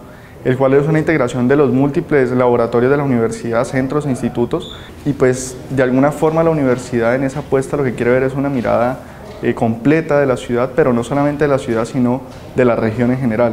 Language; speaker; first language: Spanish; native; Spanish